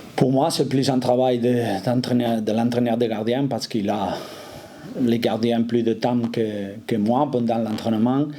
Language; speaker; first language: French; non-native, fluent; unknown